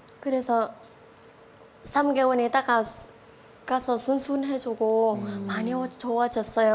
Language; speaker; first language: Korean; non-native, learner; Vietnamese